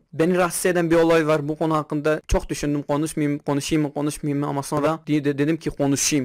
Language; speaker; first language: Turkish; non-native, local second language; Kurdish